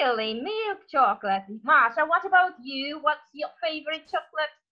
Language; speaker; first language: English; non-native, fluent; Russian